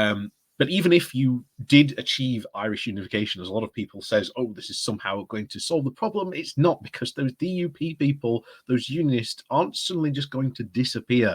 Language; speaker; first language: English; native; English